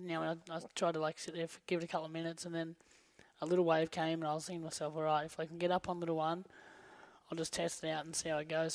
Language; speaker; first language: English; native; English